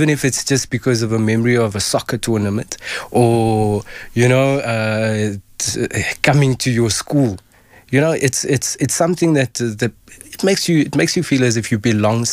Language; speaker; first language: English; native; English